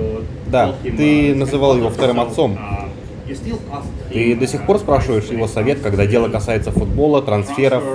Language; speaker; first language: Russian; native; Russian